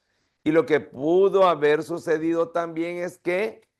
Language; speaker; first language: Spanish; native; Spanish